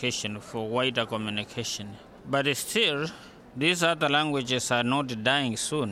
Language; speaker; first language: English; non-native, local second language; Gusii